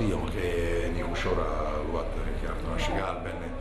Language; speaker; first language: Romanian; non-native, fluent; Italian